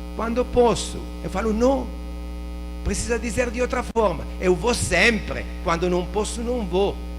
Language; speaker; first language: Portuguese; non-native, fluent; Italian